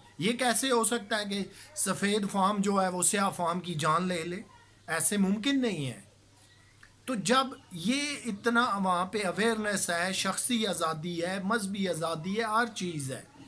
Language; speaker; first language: Urdu; native; Urdu